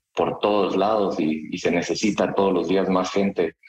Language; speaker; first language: Spanish; native; Spanish